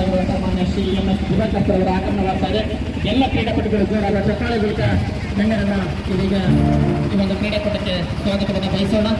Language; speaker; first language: Kannada; native; Kannada